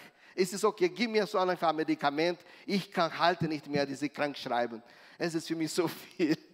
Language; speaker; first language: German; non-native, learner; Portuguese